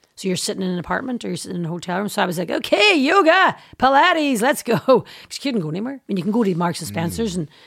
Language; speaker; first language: English; native; English